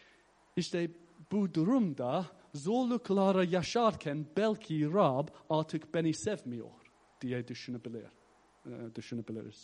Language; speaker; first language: Turkish; non-native, fluent; English